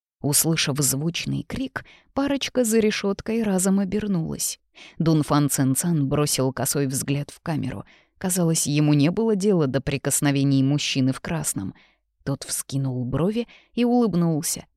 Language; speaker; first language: Russian; native; Russian